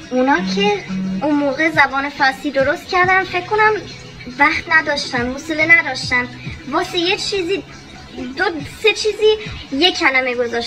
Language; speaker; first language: Persian; non-native, fluent; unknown